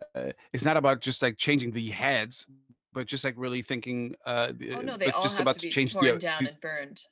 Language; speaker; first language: English; non-native, fluent; German